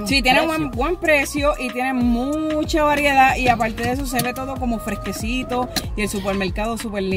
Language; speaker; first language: Spanish; native; Spanish